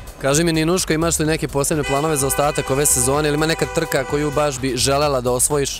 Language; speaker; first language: Serbian; native; Serbian